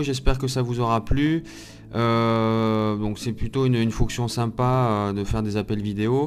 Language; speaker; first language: French; native; French